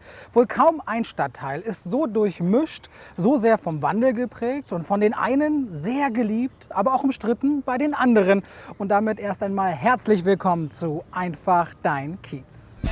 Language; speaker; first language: German; native; German